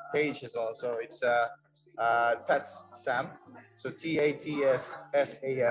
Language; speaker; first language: English; non-native, fluent; Uzbek